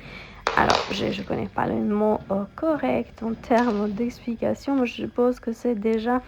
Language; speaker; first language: French; non-native, fluent; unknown